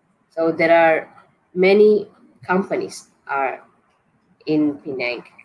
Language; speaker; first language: English; non-native, local second language; Tamil